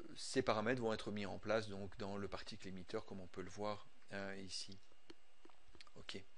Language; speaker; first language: French; native; French